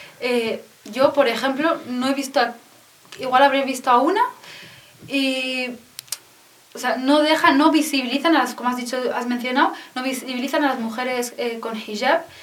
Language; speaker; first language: Spanish; early bilingual, other home language; Arabic